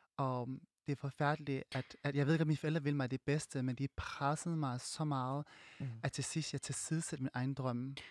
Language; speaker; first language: Danish; early bilingual, other home language; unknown